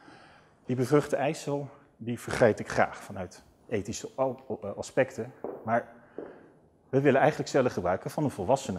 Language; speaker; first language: Dutch; native; Dutch